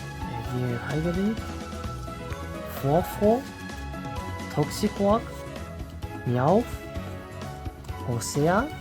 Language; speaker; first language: German; non-native, local second language; Luxembourgish